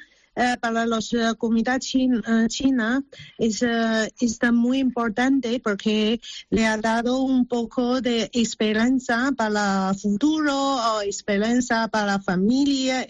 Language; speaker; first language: Spanish; non-native, learner; Chinese